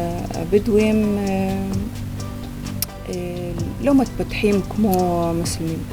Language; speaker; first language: Hebrew; non-native, local second language; Arabic